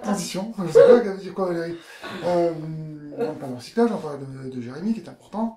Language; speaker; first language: French; native; French